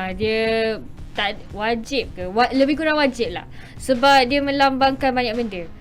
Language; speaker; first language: Malay; non-native, local second language; Chinese